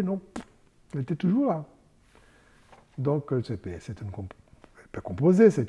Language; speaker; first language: French; non-native, fluent; Portuguese